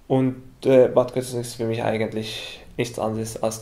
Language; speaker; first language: German; non-native, local second language; Arabic